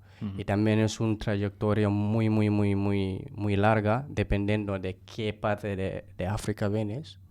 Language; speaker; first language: Spanish; non-native, fluent; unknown